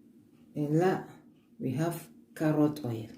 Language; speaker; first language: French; non-native, learner; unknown